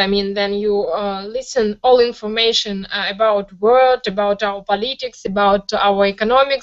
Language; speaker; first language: English; non-native, learner; Russian